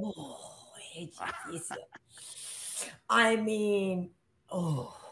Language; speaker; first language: Portuguese; non-native, learner; English